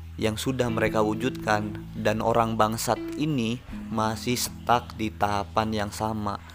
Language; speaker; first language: Indonesian; native; Indonesian